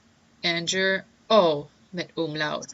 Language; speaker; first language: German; non-native, fluent; English